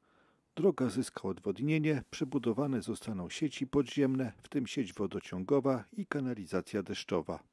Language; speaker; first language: Polish; native; Polish